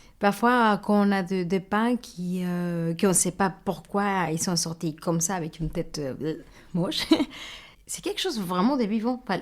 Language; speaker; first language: French; non-native, fluent; Spanish